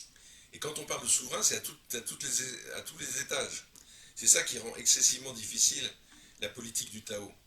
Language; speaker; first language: French; native; French